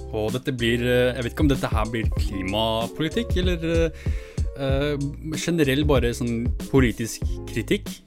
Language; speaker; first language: Norwegian; early bilingual, other home language; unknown